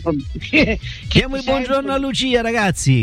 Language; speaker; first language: Italian; native; Italian